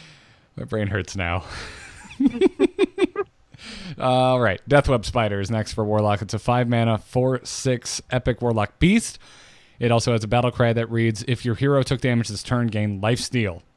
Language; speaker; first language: English; native; English